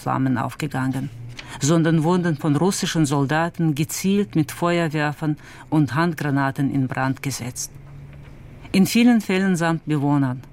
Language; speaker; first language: German; non-native, fluent; Chechen